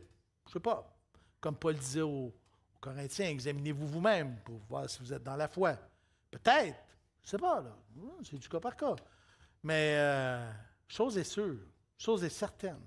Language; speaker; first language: French; native; French